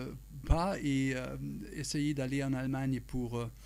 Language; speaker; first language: French; non-native, fluent; German